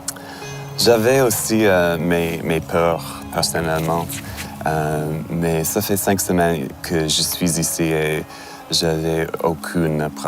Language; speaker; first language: French; non-native, learner; English